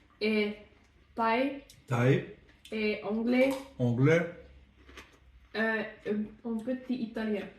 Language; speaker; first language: French; non-native, learner; German